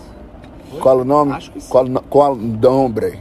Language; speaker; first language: Spanish; non-native, learner; Portuguese